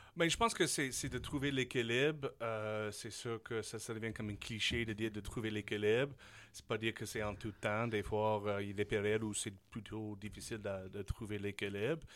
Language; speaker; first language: French; non-native, fluent; English